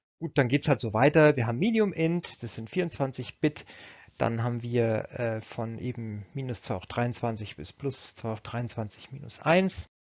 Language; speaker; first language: German; native; German